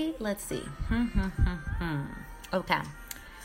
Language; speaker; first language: English; native; English